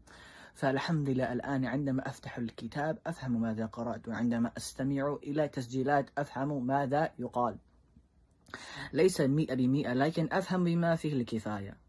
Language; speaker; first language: Arabic; non-native, learner; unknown